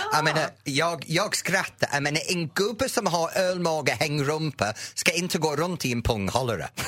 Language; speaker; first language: Swedish; non-native, fluent; English